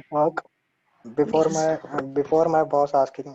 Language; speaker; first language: English; non-native, learner; Hindi